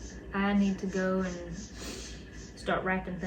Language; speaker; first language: English; native; English